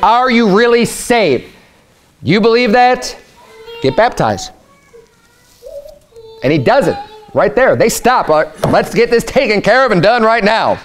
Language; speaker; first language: English; native; English